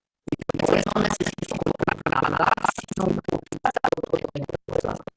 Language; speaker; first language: Spanish; non-native, fluent; Romanian